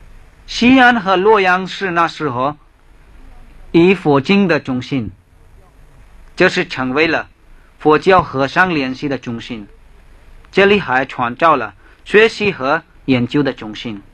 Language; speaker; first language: Chinese; non-native, fluent; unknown